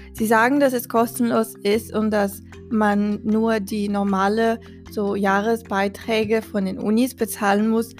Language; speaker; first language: German; non-native, fluent; Portuguese